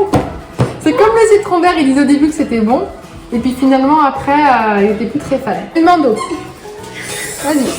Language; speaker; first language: French; native; French